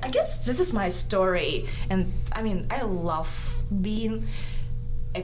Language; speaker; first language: English; non-native, fluent; Kazakh